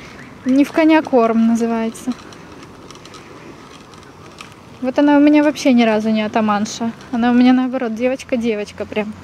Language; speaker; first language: Russian; native; Russian